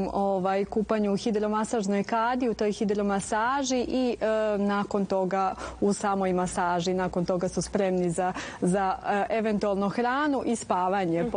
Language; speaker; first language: Serbian; native; Serbian